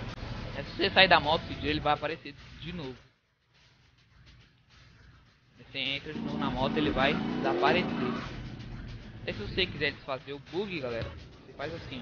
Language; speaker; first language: Portuguese; native; Portuguese